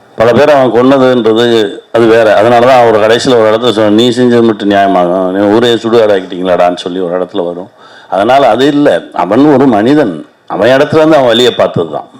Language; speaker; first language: Tamil; native; Tamil